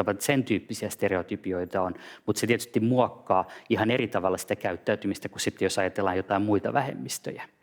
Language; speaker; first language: Finnish; non-native, local second language; Swedish